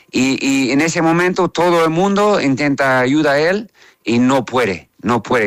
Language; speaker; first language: Spanish; non-native, learner; English